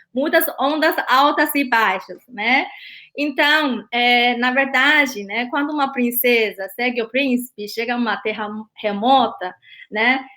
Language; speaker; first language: Portuguese; non-native, fluent; Chinese